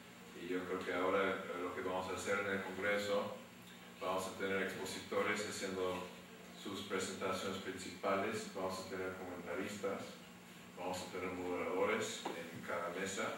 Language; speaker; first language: Spanish; non-native, fluent; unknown